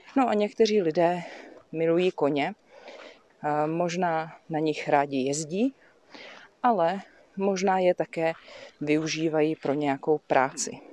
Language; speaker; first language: Czech; native; Czech